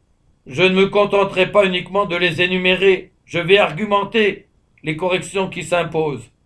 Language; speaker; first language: French; native; French